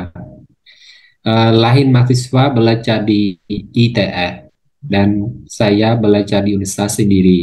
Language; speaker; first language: Indonesian; non-native, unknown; Khmer